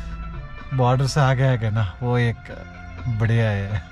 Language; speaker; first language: Hindi; non-native, local second language; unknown